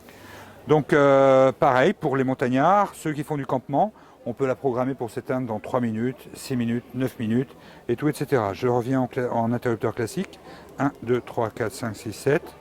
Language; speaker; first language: French; native; French